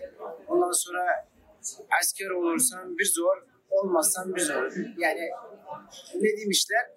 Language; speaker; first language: Turkish; non-native, fluent; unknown